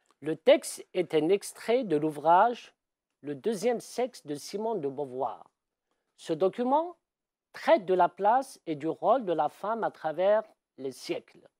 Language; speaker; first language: French; non-native, local second language; Arabic